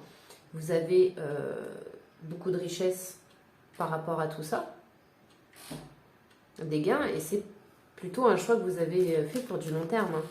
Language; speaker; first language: French; native; French